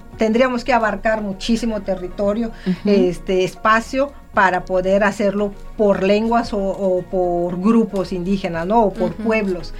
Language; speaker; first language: Spanish; non-native, local second language; Zapotec